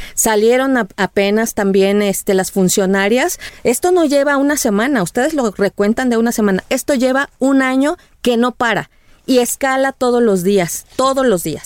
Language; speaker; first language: Spanish; native; Spanish